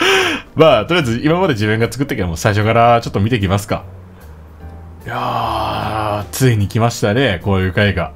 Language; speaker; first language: Japanese; native; Japanese